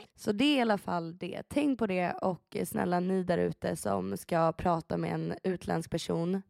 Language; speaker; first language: Swedish; early bilingual, other home language; Persian